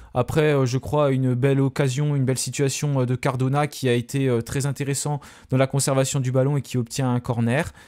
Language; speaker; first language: French; native; French